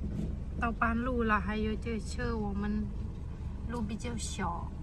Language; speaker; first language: Chinese; non-native, fluent; Lao